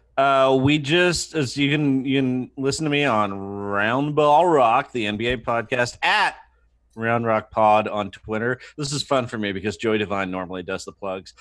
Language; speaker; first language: English; native; English